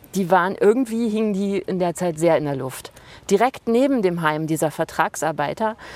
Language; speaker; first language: German; native; German